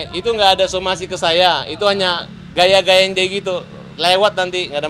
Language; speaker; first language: Indonesian; native; Indonesian